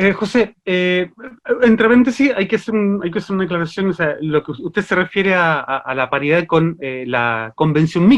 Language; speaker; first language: Spanish; native; Spanish